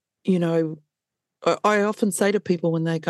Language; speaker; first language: English; native; English